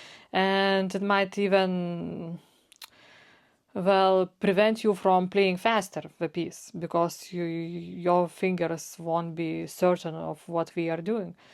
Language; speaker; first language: English; non-native, fluent; Lithuanian